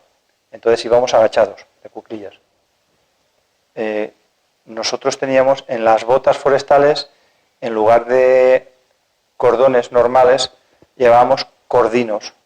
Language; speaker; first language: Spanish; native; Spanish